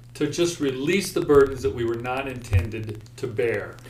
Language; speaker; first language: English; native; English